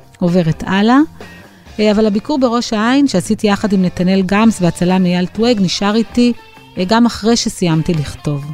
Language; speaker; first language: Hebrew; native; Hebrew